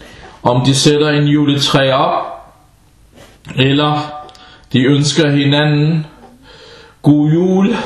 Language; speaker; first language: Danish; non-native, fluent; Arabic